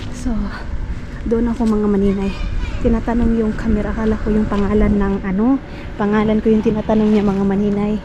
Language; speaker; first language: Filipino; non-native, local second language; Cebuano